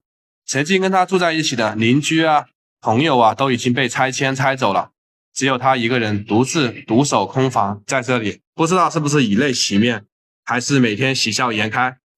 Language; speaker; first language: Chinese; native; Chinese